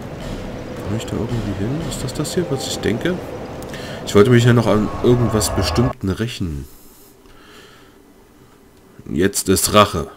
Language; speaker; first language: German; native; German